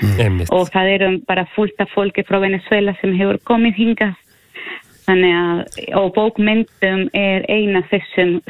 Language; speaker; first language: Icelandic; non-native, fluent; Spanish